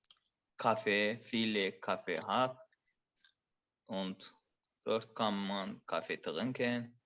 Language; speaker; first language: German; non-native, learner; Azerbaijani